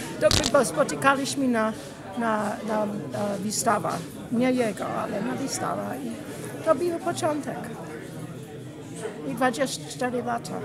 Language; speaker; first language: Polish; non-native, learner; English